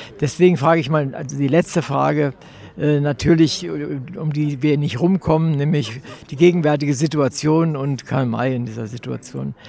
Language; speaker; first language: German; native; German